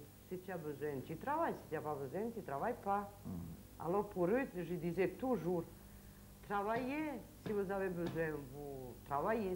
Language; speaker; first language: French; non-native, learner; Serbian